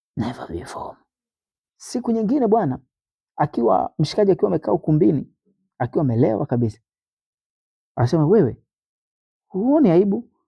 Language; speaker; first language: Swahili; native; Swahili